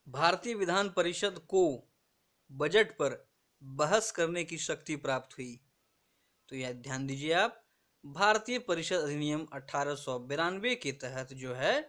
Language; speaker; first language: Hindi; native; Hindi